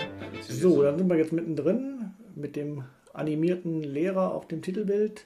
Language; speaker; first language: German; native; German